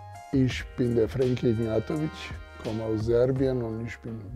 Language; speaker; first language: German; non-native, fluent; Serbian